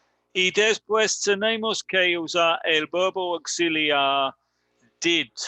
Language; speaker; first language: Spanish; non-native, fluent; English